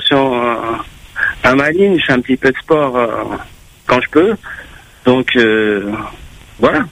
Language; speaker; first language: French; native; French